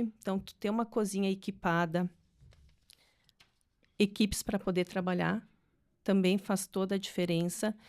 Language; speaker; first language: Portuguese; native; Portuguese